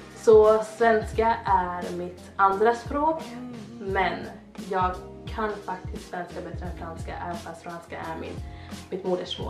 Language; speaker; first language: Swedish; early bilingual, other home language; French